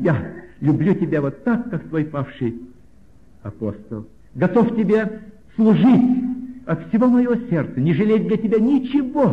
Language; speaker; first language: Russian; native; Russian